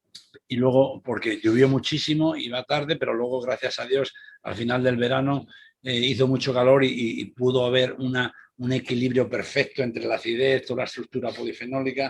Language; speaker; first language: Spanish; native; Spanish